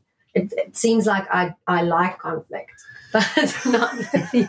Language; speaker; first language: English; non-native, local second language; Afrikaans